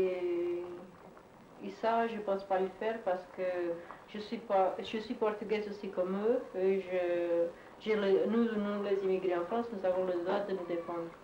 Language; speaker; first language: French; non-native, fluent; Portuguese